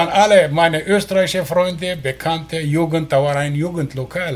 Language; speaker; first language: German; non-native, learner; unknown